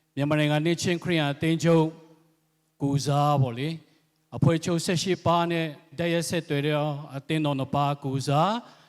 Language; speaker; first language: Burmese; non-native, local second language; Lahu